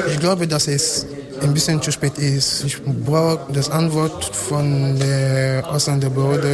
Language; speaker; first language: German; non-native, learner; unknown